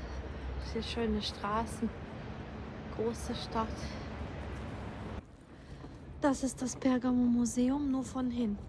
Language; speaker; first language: German; non-native, learner; Ukrainian